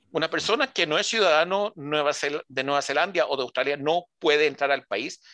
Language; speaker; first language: Spanish; early bilingual, heritage; Spanish